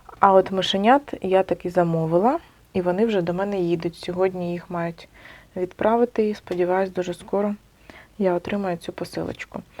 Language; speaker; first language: Ukrainian; non-native, local second language; Russian